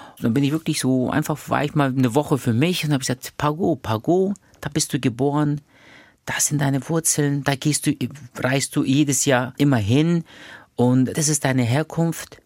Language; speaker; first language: German; early bilingual, other home language; Turkish